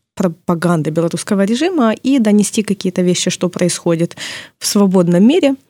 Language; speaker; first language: Russian; non-native, local second language; Ukrainian